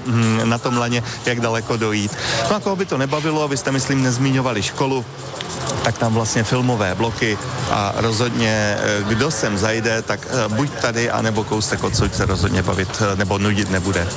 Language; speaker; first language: Czech; native; Czech